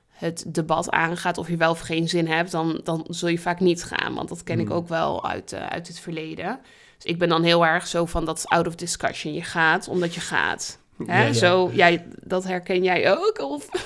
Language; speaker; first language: Dutch; early bilingual, other home language; Spanish